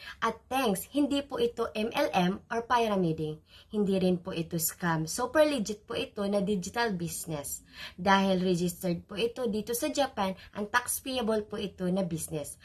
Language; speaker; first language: Filipino; non-native, local second language; Cebuano